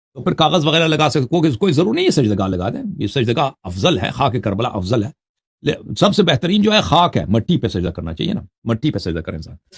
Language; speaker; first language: Urdu; non-native, fluent; Persian